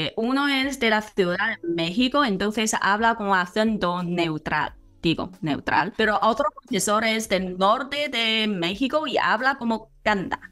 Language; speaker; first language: Spanish; non-native, fluent; Chinese